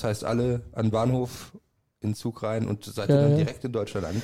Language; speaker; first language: German; native; German